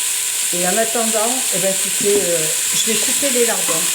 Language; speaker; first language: French; native; French